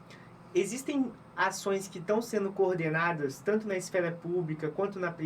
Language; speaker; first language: Portuguese; native; Portuguese